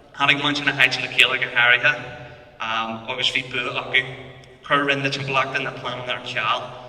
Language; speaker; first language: Irish; non-native, local second language; English